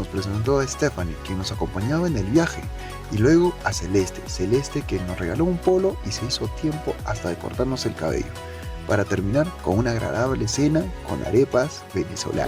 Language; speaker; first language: Spanish; native; Spanish